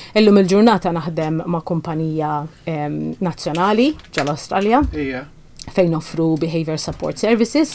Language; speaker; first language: Maltese; native; Maltese